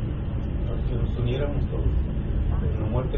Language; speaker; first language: Spanish; native; Spanish